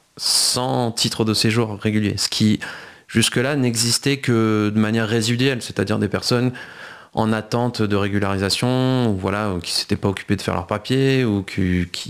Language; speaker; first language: French; native; French